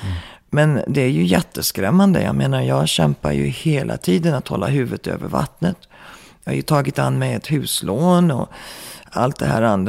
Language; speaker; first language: Swedish; early bilingual, heritage; Swedish